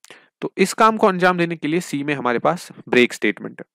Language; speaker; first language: Hindi; non-native, local second language; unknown